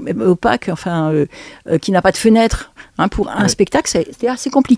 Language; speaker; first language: French; native; French